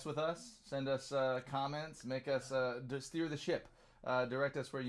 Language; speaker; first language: English; native; English